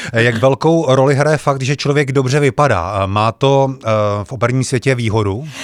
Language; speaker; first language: Czech; native; Czech